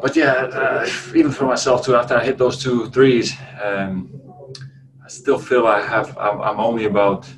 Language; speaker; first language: English; non-native, fluent; Latvian